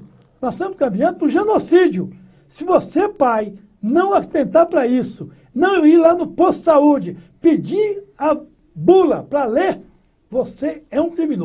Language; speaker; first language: Portuguese; native; Portuguese